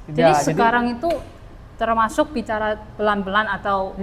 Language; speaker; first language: Indonesian; non-native, fluent; Chinese